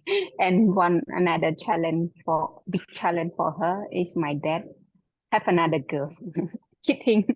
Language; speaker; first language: English; non-native, learner; Khmer